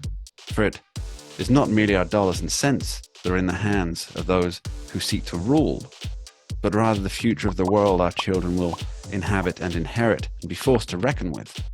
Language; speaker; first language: English; native; English